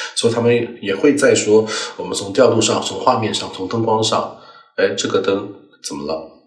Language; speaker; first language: Chinese; non-native, local second language; Cantonese